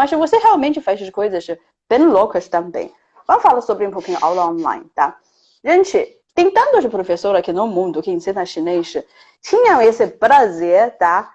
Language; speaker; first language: Portuguese; non-native, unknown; Chinese